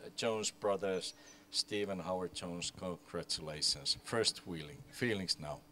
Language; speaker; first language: English; non-native, fluent; Finnish